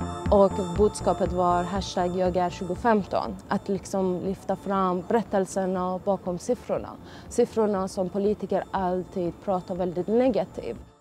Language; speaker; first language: Swedish; non-native, fluent; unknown